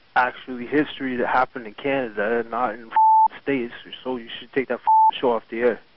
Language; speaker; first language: English; early bilingual, other home language; Italian